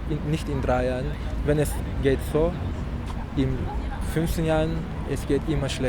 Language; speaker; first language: German; non-native, learner; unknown